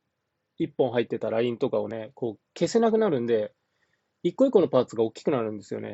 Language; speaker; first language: Japanese; native; Japanese